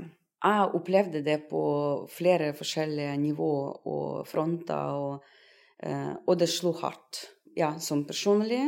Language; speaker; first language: Norwegian; non-native, fluent; Russian